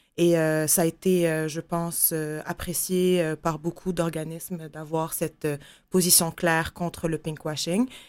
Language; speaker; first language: French; non-native, local second language; Arabic